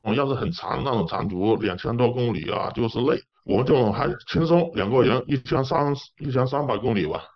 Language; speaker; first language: Chinese; non-native, local second language; Cantonese